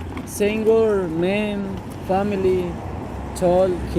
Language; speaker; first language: English; non-native, learner; Spanish